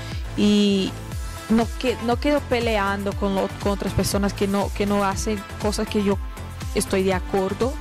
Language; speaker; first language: Spanish; non-native, fluent; Portuguese